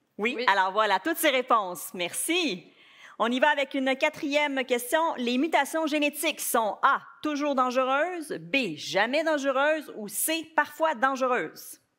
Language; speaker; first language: French; native; French